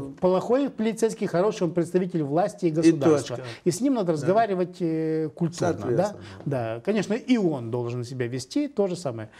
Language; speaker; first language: Russian; native; Russian